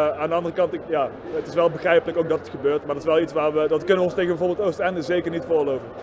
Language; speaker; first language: Dutch; native; Dutch